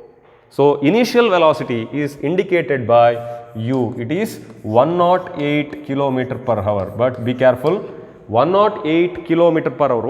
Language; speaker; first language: English; non-native, local second language; Kannada